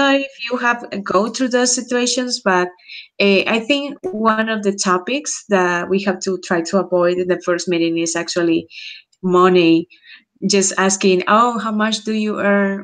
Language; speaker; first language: English; non-native, fluent; Spanish